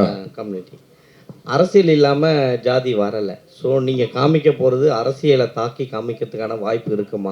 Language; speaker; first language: Tamil; native; Tamil